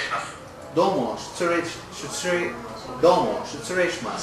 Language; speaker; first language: Japanese; non-native, learner; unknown